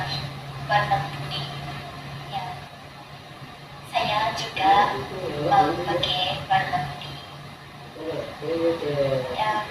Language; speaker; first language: Indonesian; non-native, learner; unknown